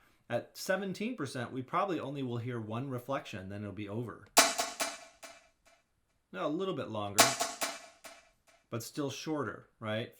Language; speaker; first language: English; native; English